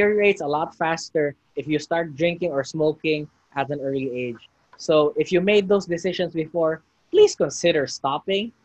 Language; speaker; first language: English; non-native, local second language; Cebuano